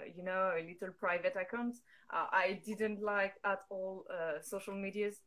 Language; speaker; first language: English; non-native, fluent; French